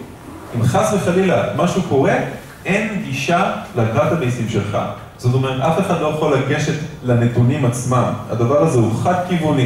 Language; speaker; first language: Hebrew; native; Hebrew